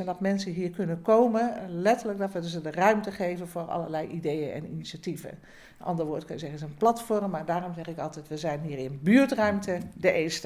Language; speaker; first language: Dutch; native; Dutch